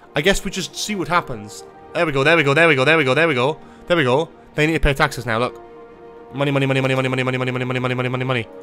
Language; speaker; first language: English; native; English